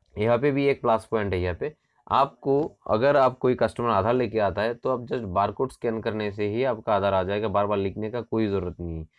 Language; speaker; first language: Hindi; non-native, local second language; Bangla